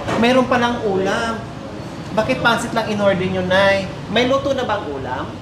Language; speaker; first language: Filipino; non-native, local second language; Cebuano